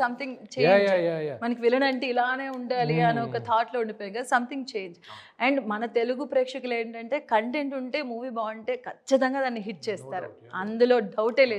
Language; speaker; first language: Telugu; native; Telugu